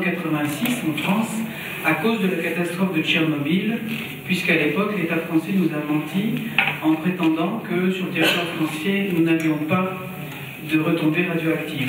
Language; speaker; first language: French; native; French